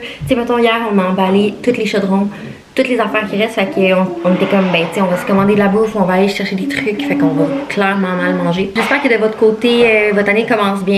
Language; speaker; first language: French; native; French